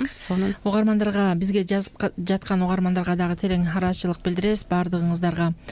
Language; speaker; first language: Kyrgyz; native; Kyrgyz